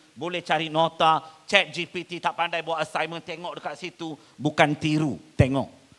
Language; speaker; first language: Malay; non-native, local second language; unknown